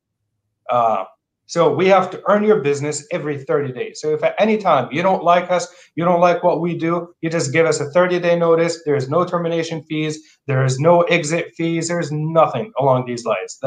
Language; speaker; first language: English; non-native, fluent; Arabic